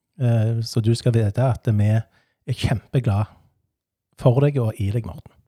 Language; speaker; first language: Norwegian; native; Norwegian